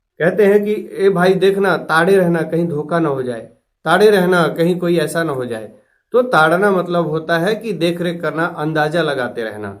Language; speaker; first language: Hindi; native; Hindi